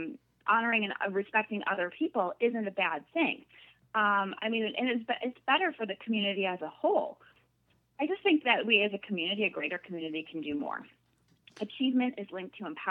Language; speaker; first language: English; native; English